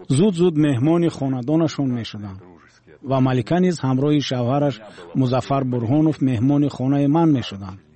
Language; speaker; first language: Tajik; non-native, local second language; Russian